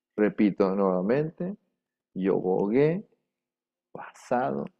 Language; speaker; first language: Spanish; non-native, local second language; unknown